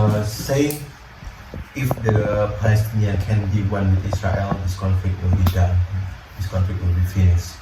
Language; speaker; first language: English; non-native, learner; Indonesian